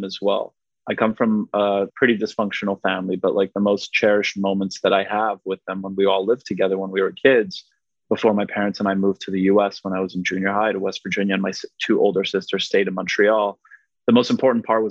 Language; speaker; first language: English; non-native, fluent; Polish